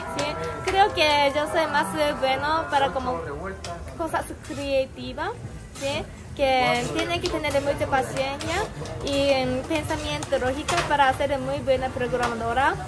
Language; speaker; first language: Spanish; non-native, fluent; Japanese